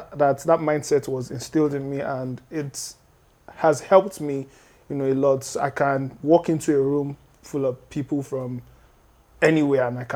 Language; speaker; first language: English; non-native, local second language; Yoruba